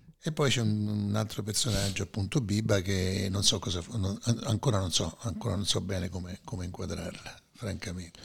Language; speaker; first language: Italian; native; Italian